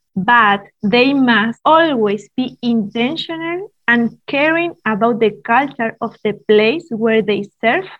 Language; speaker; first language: English; non-native, fluent; Spanish